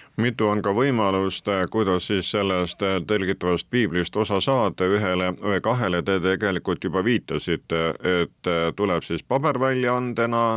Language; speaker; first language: Estonian; native; Estonian